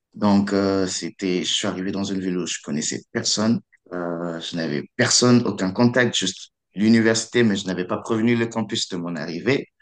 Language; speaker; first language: French; non-native, local second language; Lingala